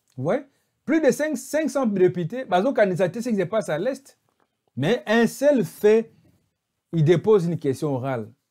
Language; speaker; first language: French; non-native, local second language; Lingala